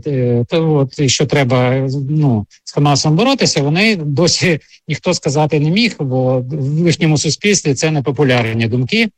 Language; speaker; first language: Ukrainian; native; Ukrainian